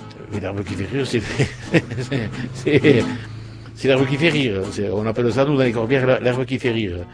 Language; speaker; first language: French; native; French